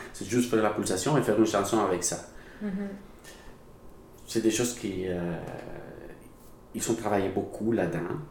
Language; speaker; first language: French; non-native, learner; Spanish